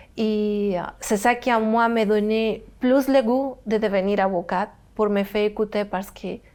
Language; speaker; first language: French; non-native, learner; Spanish